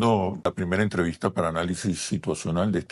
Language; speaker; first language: Spanish; native; Spanish